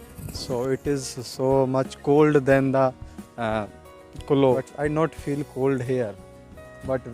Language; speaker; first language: English; non-native, local second language; Hindi